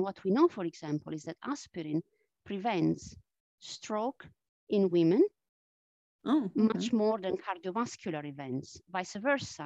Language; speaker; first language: English; non-native, fluent; Italian